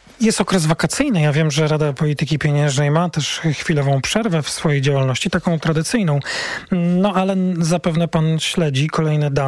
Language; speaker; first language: Polish; native; Polish